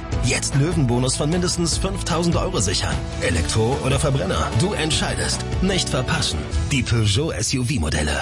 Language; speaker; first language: German; native; German